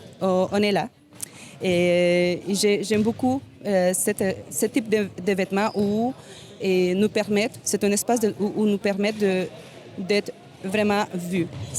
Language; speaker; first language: French; non-native, learner; Spanish